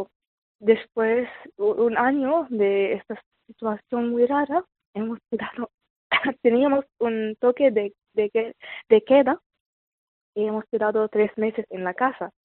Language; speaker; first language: Spanish; non-native, fluent; Arabic